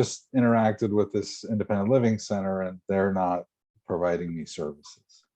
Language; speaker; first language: English; native; English